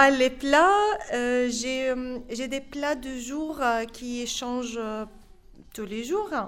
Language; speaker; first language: French; non-native, fluent; Arabic